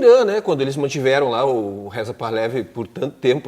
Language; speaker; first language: Portuguese; native; Portuguese